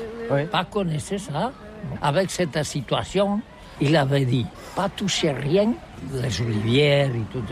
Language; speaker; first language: French; non-native, learner; Catalan